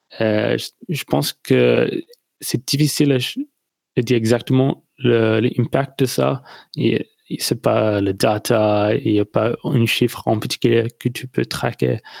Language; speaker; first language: French; non-native, learner; English